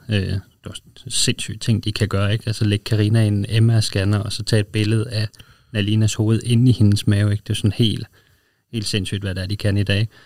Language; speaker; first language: Danish; native; Danish